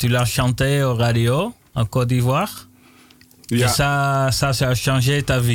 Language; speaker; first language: French; non-native, learner; Dutch